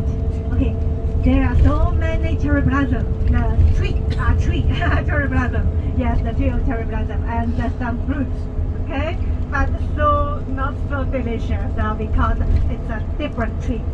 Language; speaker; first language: English; non-native, learner; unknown